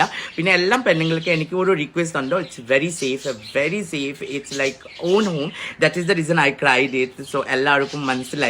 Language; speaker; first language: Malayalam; non-native, learner; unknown